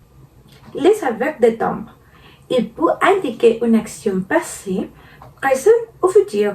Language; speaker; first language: French; non-native, learner; Spanish